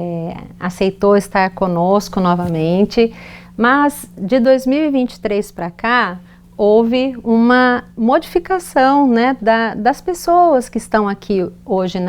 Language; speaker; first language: Portuguese; native; Portuguese